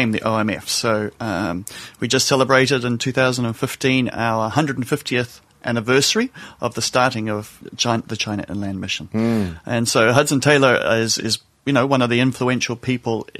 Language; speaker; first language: English; native; English